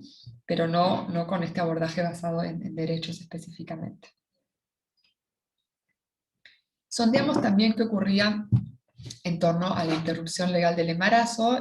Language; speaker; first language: Spanish; native; Spanish